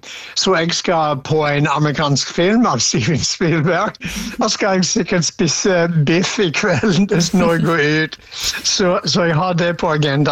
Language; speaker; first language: Norwegian; non-native, fluent; English